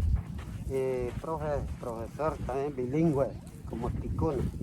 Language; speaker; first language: Spanish; non-native, local second language; Ticuna